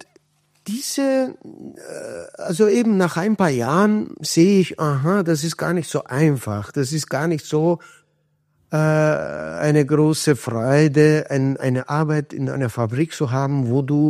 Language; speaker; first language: German; non-native, fluent; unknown